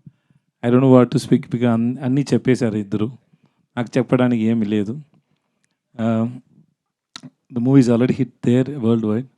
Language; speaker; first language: Telugu; non-native, learner; Tamil